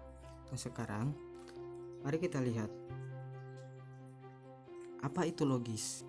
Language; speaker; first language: Indonesian; native; Indonesian